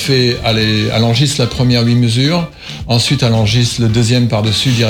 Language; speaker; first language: French; native; French